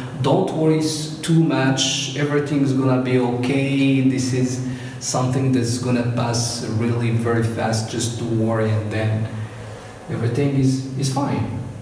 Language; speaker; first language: English; non-native, fluent; Arabic